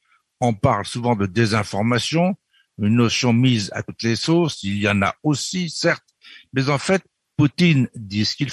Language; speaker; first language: French; native; French